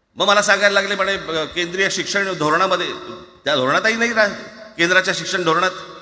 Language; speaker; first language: Marathi; native; Marathi